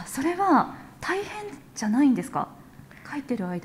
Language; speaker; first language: Japanese; native; Japanese